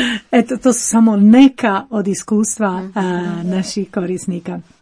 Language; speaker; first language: Croatian; native; Croatian